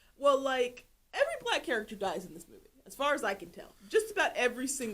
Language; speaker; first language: English; native; English